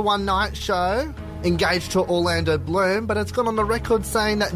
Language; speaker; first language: English; native; English